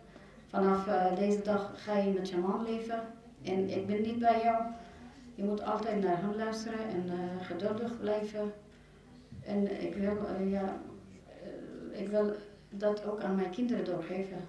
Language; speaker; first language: Dutch; non-native, learner; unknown